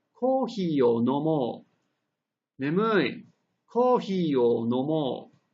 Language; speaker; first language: Japanese; non-native, fluent; English